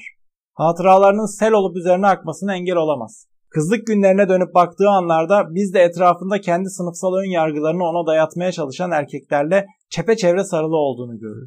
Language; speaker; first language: Turkish; native; Turkish